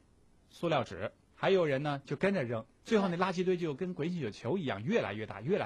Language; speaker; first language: Chinese; native; Chinese